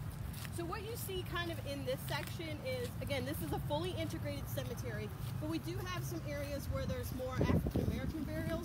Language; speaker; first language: English; native; English